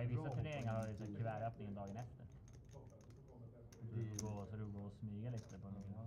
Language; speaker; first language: Swedish; native; Swedish